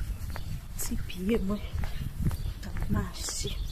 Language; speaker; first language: French; non-native, learner; Haitian Creole